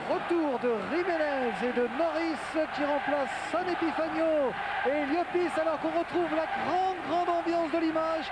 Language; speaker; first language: French; native; French